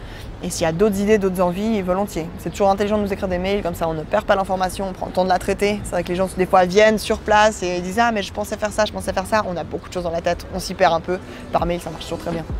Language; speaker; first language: French; native; French